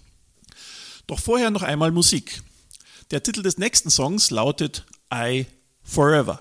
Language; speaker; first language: German; native; German